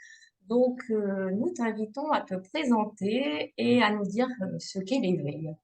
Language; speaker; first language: French; native; French